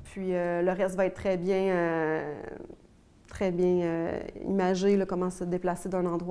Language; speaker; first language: French; native; French